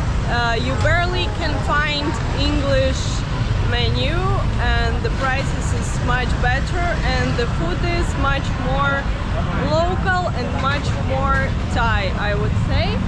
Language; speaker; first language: English; non-native, fluent; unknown